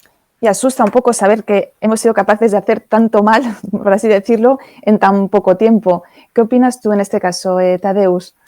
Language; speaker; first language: Spanish; native; Spanish